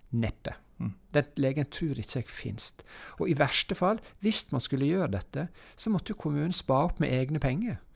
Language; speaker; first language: Norwegian; native; Norwegian